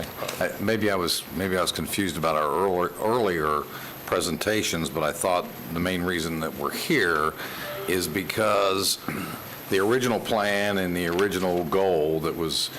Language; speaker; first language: English; native; English